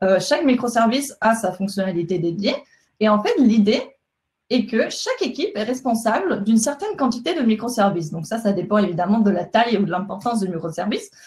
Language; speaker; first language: French; non-native, fluent; Spanish